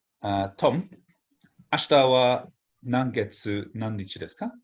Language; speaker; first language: Japanese; non-native, fluent; English